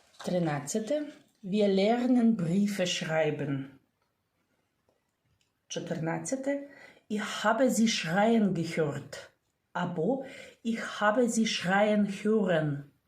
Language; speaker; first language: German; non-native, fluent; Ukrainian